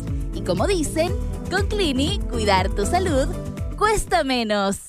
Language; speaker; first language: Spanish; native; Spanish